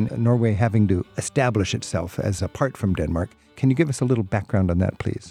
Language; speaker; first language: English; native; English